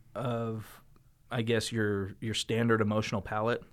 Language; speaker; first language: English; native; English